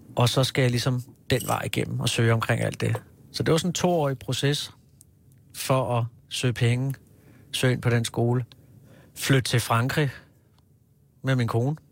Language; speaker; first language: Danish; native; Danish